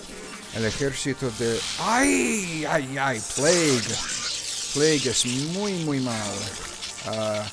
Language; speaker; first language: Spanish; non-native, learner; English